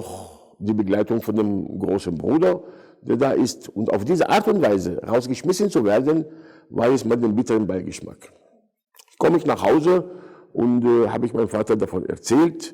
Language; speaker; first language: German; non-native, fluent; Arabic